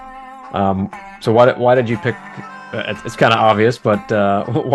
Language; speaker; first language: English; native; English